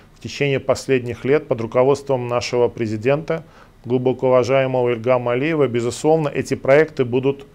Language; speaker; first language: Russian; native; Russian